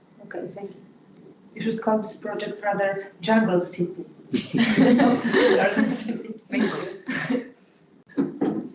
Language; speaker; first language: English; non-native, fluent; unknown